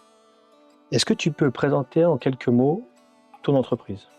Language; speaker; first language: French; native; French